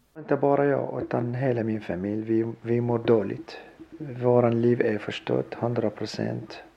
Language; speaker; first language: Swedish; non-native, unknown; Arabic